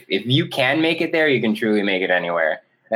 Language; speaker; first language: English; native; English